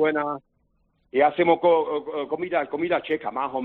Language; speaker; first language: Spanish; non-native, learner; Czech